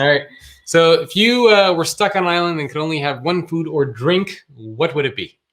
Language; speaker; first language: English; native; English